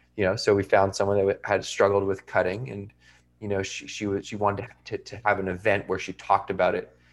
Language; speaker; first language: English; native; English